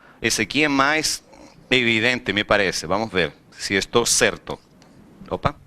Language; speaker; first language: Portuguese; non-native, fluent; Spanish